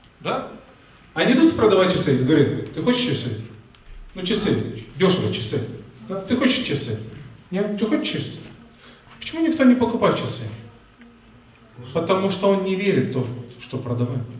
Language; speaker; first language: Russian; non-native, fluent; Lithuanian